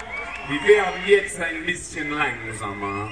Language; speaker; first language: German; non-native, learner; English